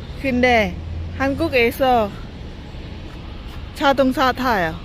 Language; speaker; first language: Korean; non-native, learner; Lao